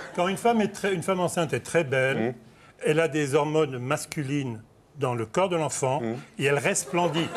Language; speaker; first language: French; early bilingual, other home language; Spanish